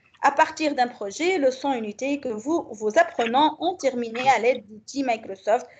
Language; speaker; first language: French; non-native, local second language; Arabic